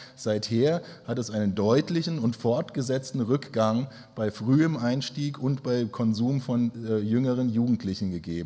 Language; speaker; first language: German; native; German